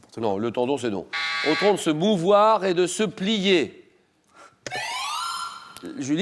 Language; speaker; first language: French; native; French